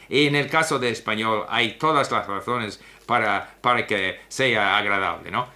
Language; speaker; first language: Spanish; non-native, fluent; English